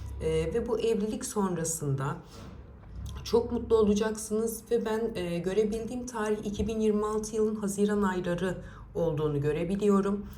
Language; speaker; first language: Turkish; native; Turkish